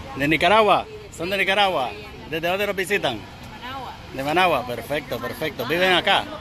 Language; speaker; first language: Spanish; native; Spanish